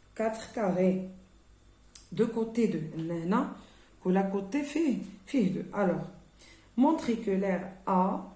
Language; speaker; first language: French; non-native, local second language; Arabic